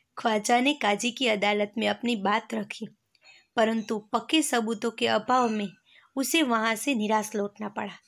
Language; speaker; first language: Hindi; non-native, local second language; Gujarati